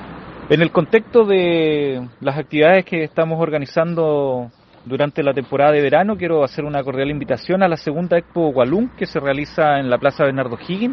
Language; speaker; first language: Spanish; native; Spanish